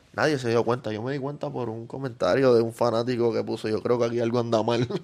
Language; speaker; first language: Spanish; native; Spanish